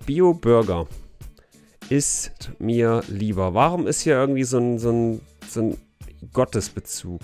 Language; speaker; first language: German; native; German